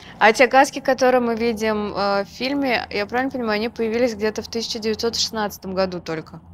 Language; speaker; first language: Russian; native; Russian